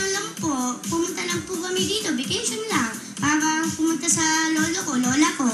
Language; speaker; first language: Filipino; early bilingual, heritage; Filipino